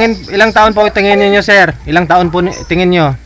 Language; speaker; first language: Filipino; native; Filipino